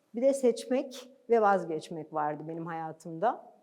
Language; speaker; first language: Turkish; native; Turkish